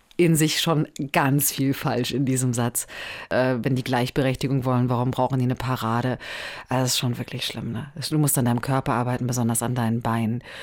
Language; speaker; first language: German; native; German